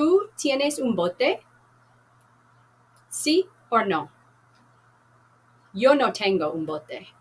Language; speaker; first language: Spanish; non-native, fluent; English